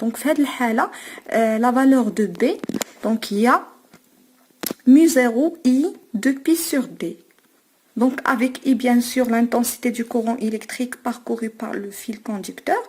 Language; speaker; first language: French; non-native, local second language; Arabic